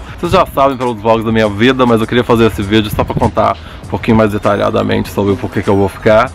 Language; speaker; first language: Portuguese; early bilingual, other home language; English